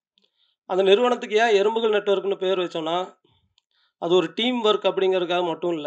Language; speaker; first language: Tamil; native; Tamil